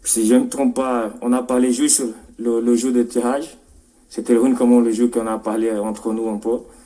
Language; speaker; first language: French; non-native, fluent; Portuguese